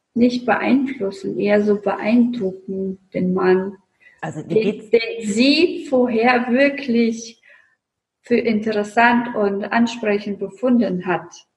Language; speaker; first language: German; non-native, fluent; Russian